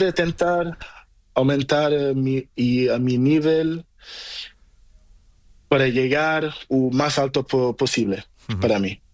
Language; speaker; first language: Spanish; non-native, learner; Portuguese